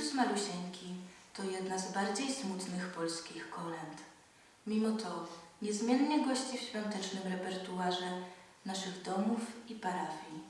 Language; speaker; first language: Polish; native; Polish